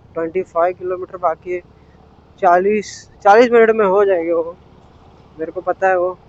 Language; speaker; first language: Hindi; non-native, local second language; Marathi